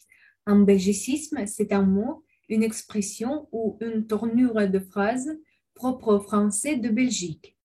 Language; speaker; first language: French; non-native, fluent; Russian